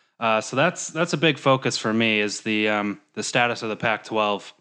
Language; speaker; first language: English; native; English